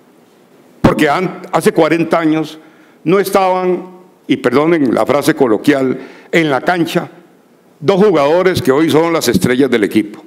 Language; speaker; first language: Spanish; native; Spanish